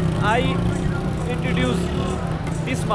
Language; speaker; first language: English; non-native, learner; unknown